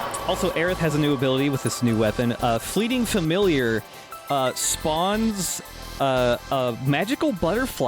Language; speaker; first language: English; native; English